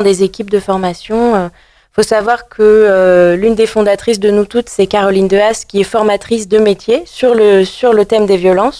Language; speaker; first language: French; native; French